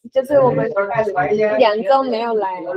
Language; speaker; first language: Chinese; non-native, fluent; Spanish